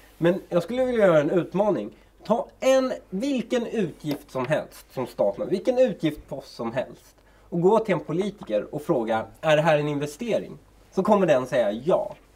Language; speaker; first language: Swedish; early bilingual, other home language; Persian